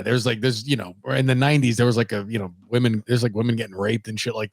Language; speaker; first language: English; native; English